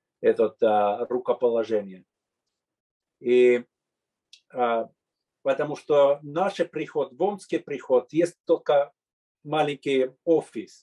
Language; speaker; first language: Russian; non-native, fluent; Finnish